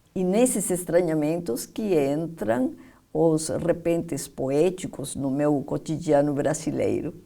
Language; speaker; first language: Portuguese; non-native, fluent; Spanish